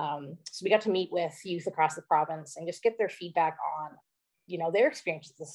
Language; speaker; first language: English; native; English